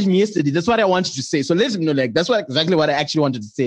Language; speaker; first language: English; non-native, local second language; Shona